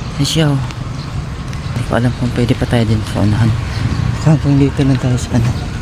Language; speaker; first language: Filipino; non-native, local second language; Cebuano